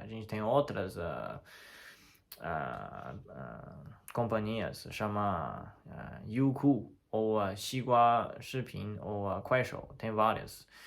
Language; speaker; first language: Portuguese; non-native, fluent; Chinese